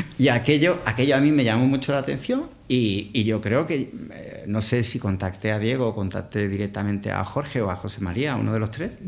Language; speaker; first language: Spanish; native; Spanish